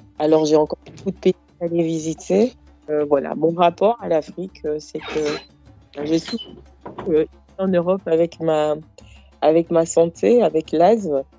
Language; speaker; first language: French; native; French